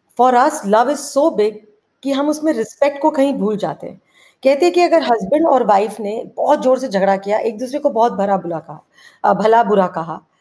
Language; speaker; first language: Hindi; non-native, local second language; Marwari